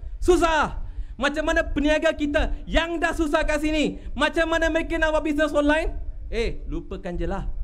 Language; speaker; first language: Malay; non-native, local second language; Tamil